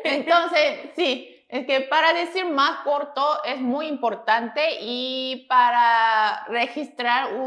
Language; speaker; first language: Spanish; non-native, fluent; Korean